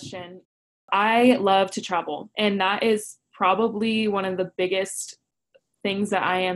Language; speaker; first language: English; native; English